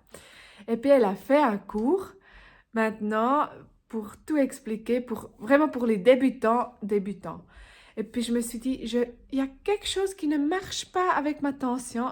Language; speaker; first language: French; non-native, local second language; Swiss German